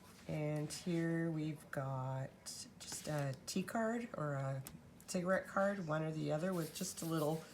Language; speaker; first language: English; native; English